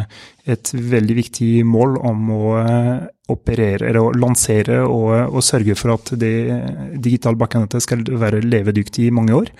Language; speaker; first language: Norwegian; non-native, fluent; French